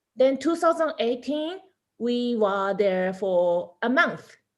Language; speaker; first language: English; non-native, learner; Japanese